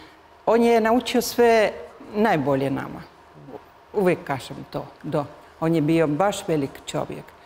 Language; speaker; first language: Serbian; early bilingual, heritage; Spanish